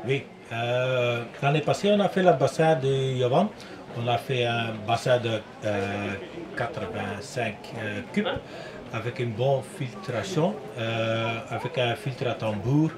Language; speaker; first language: French; non-native, learner; Dutch